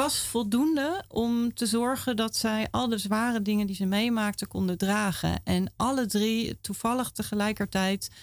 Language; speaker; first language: Dutch; native; Dutch